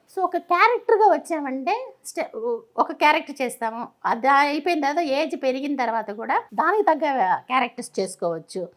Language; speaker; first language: Telugu; native; Telugu